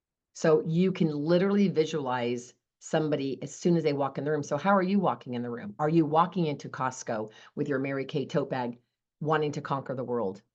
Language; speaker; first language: English; native; English